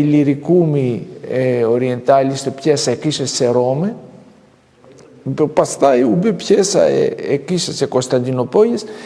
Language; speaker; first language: Albanian; non-native, fluent; Greek